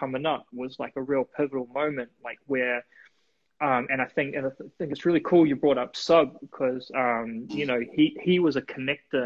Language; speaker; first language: English; native; English